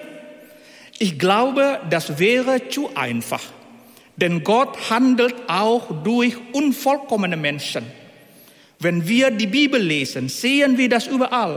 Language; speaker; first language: German; non-native, fluent; Indonesian